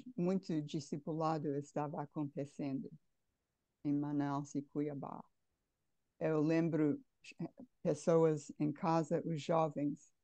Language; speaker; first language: Portuguese; non-native, fluent; English